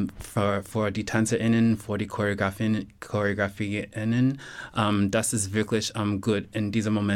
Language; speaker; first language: German; non-native, learner; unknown